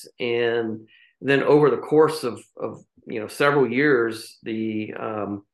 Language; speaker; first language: English; native; English